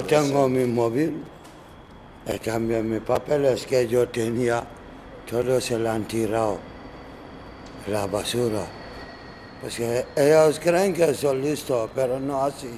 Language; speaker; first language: Spanish; non-native, learner; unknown